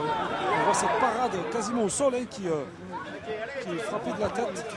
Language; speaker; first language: French; native; French